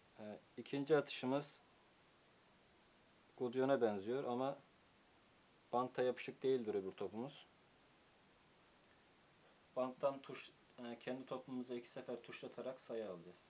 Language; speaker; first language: Turkish; native; Turkish